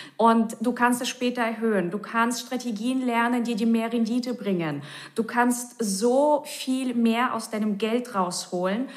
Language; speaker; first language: German; native; German